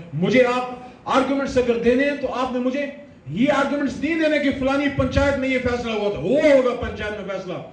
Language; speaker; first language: Urdu; non-native, local second language; Pashto